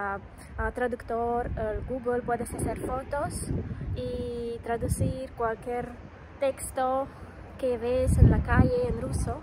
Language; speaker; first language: Spanish; non-native, fluent; Russian